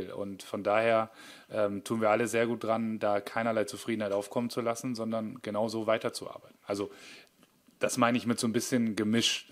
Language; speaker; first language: German; native; German